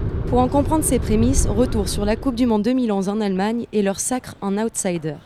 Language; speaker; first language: French; native; French